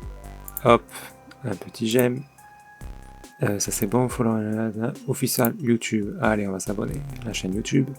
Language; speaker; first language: French; native; French